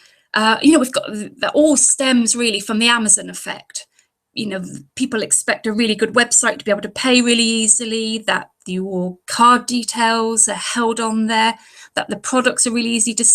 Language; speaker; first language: English; native; English